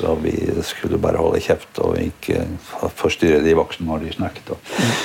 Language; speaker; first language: Norwegian; native; Norwegian